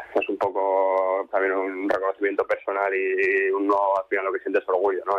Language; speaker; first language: Spanish; native; Spanish